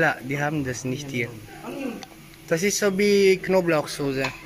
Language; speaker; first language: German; non-native, fluent; Filipino